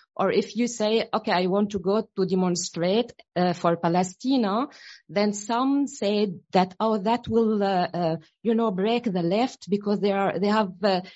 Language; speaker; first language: English; non-native, learner; Arabic